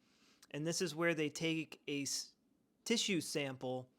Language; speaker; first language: English; native; English